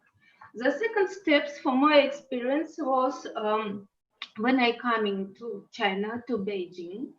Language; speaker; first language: English; non-native, learner; Russian